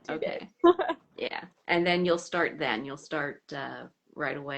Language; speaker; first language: English; native; English